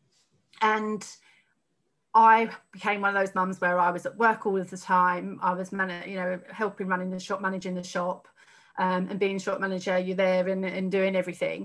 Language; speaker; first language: English; native; English